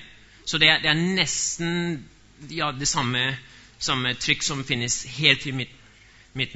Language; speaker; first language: Swedish; non-native, fluent; English